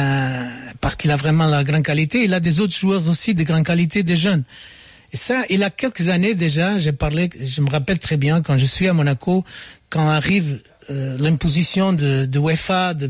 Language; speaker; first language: French; non-native, fluent; Portuguese